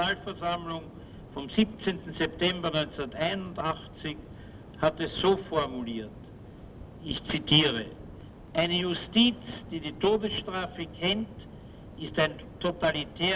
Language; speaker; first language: German; native; German